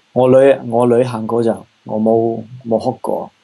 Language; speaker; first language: Cantonese; non-native, learner; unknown